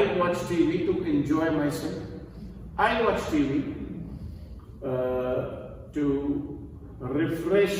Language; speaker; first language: English; non-native, local second language; Hindi